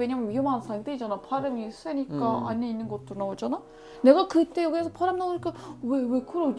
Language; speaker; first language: Korean; non-native, learner; Turkish